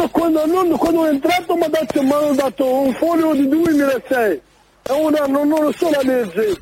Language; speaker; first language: Italian; non-native, learner; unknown